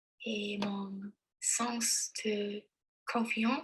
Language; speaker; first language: French; non-native, learner; English